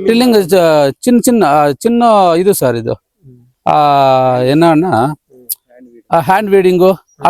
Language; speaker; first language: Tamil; non-native, local second language; Telugu